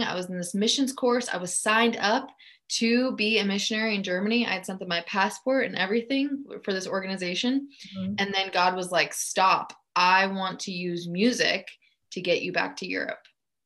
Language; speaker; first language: English; early bilingual, other home language; German